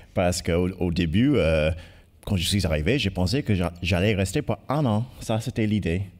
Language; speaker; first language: French; non-native, fluent; English